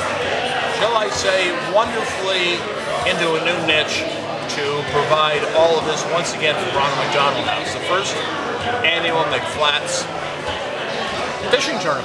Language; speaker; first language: English; native; English